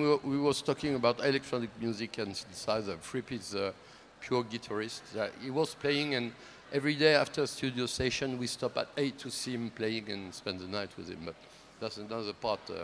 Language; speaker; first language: English; non-native, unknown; French